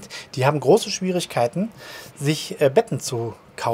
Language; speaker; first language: German; native; German